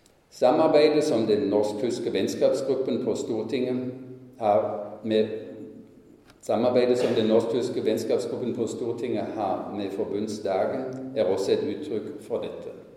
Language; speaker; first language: Norwegian; non-native, fluent; German